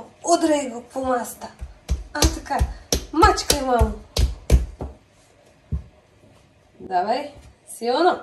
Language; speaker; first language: Bulgarian; native; Bulgarian